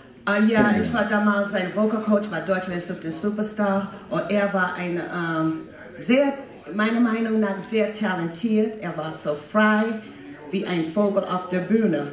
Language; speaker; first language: German; non-native, fluent; English